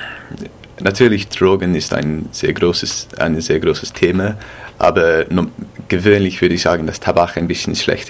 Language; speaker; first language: German; non-native, fluent; English